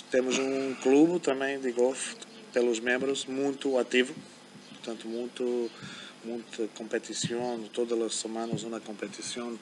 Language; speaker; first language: Portuguese; non-native, fluent; German